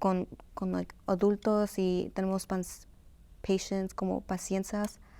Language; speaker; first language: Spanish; early bilingual, heritage; Spanish